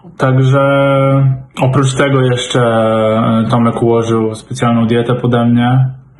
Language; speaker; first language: Polish; native; Polish